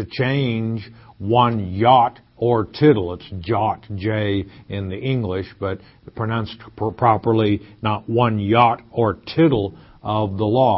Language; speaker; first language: English; native; English